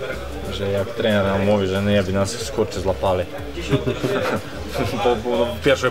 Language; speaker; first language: Polish; non-native, learner; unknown